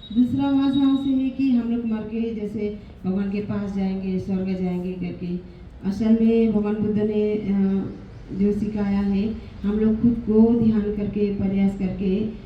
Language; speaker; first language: Hindi; non-native, learner; Burmese